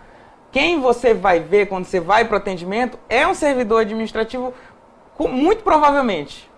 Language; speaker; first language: Portuguese; native; Portuguese